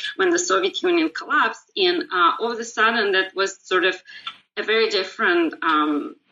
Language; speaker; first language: English; non-native, fluent; Russian